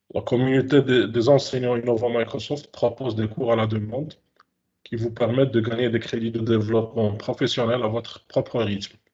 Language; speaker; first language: French; non-native, local second language; Arabic